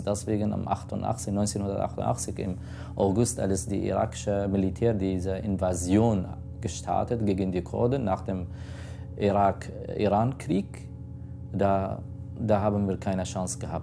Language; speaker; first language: German; non-native, fluent; Kurdish